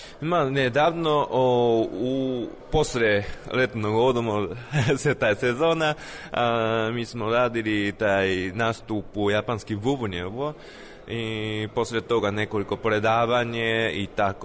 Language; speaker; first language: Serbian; non-native, learner; Japanese